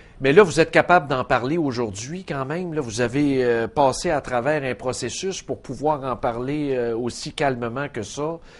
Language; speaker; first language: French; native; French